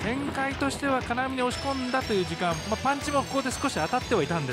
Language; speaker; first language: Japanese; native; Japanese